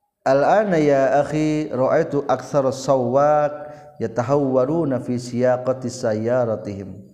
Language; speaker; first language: Arabic; non-native, learner; Indonesian